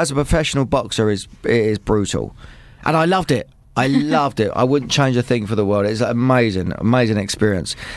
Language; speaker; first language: English; native; English